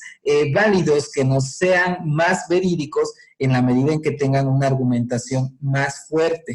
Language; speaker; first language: Spanish; native; Spanish